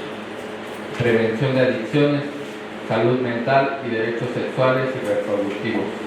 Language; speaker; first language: Spanish; native; Spanish